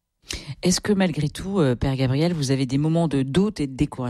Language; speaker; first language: French; native; French